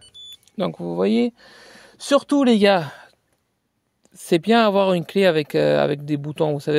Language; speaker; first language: French; native; French